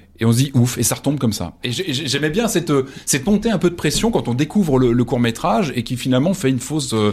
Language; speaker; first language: French; native; French